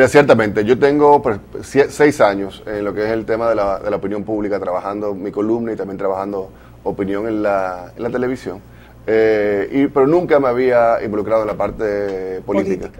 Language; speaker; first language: Spanish; native; Spanish